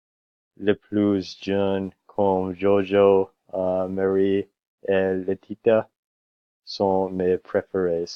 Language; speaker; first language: French; non-native, learner; English